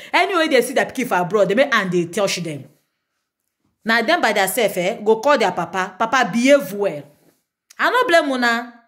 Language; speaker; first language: Nigerian Pidgin; non-native, local second language; Yoruba